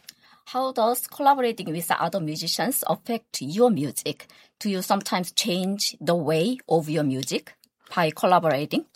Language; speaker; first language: English; non-native, fluent; Korean